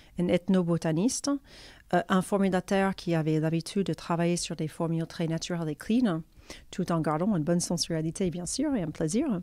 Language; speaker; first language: French; non-native, fluent; English